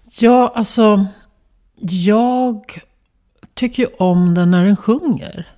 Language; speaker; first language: Swedish; native; Swedish